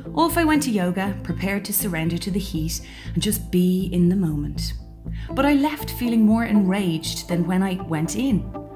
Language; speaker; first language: English; native; English